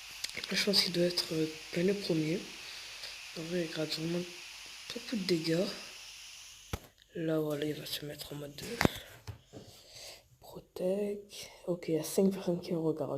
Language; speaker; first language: French; native; French